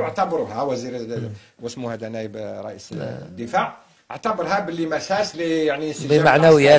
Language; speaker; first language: Arabic; native; Arabic